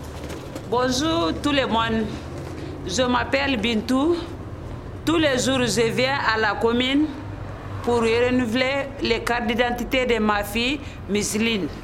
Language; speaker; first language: French; non-native, learner; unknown